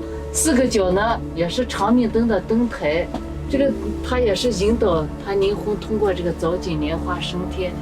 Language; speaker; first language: Chinese; native; Chinese